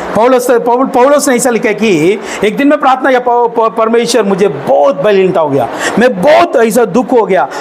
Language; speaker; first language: Hindi; non-native, local second language; Tamil